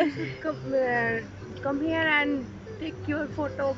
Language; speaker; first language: English; non-native, local second language; Hindi